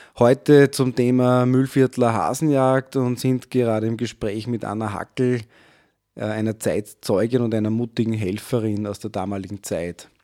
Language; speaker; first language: German; native; German